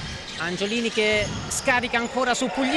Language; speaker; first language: Italian; native; Italian